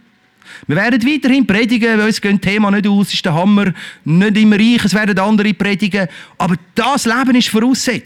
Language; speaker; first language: German; native; German